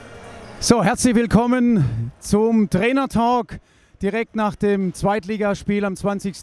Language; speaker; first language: German; native; German